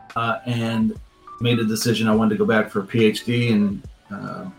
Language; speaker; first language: English; native; English